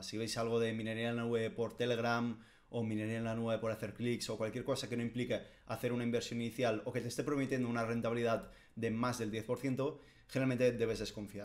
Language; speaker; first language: Spanish; native; Spanish